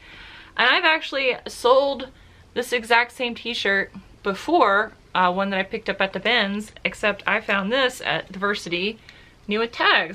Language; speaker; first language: English; native; English